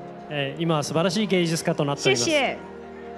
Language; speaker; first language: Japanese; native; Japanese